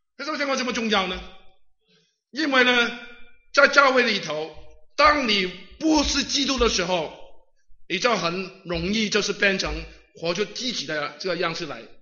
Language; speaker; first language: Chinese; non-native, local second language; Cantonese